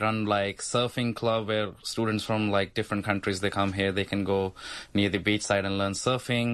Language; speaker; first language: English; non-native, local second language; Punjabi